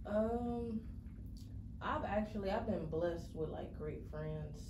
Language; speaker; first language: English; native; English